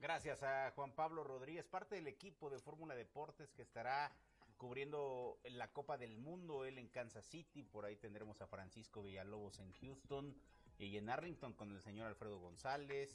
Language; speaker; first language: Spanish; native; Spanish